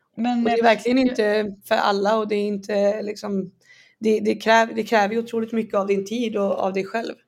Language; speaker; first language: Swedish; native; Swedish